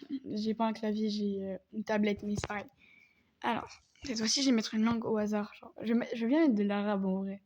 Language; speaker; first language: French; native; French